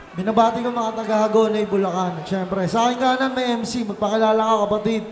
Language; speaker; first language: Filipino; native; Filipino